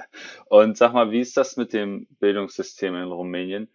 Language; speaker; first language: German; native; German